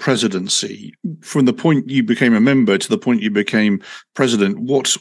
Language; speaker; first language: English; native; English